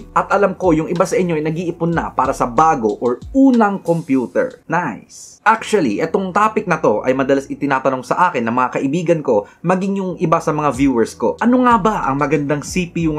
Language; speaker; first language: Filipino; native; Filipino